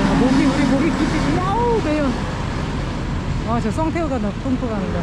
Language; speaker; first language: Korean; native; Korean